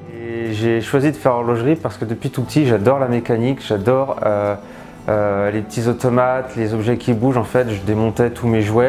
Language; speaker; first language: French; native; French